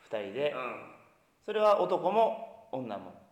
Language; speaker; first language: Japanese; native; Japanese